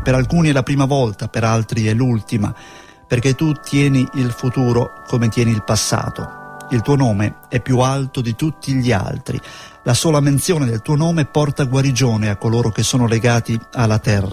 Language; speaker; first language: Italian; native; Italian